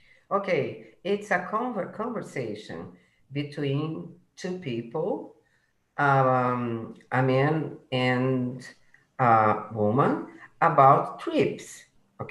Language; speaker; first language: English; non-native, learner; Portuguese